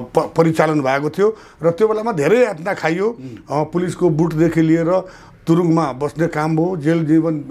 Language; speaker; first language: Nepali; non-native, local second language; Bhojpuri